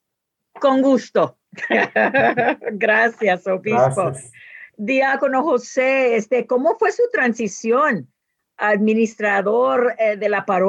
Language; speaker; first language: Spanish; non-native, learner; English